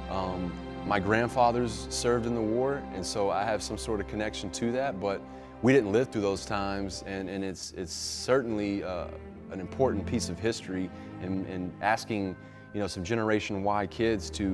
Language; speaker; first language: English; native; English